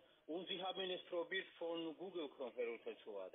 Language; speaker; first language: German; non-native, learner; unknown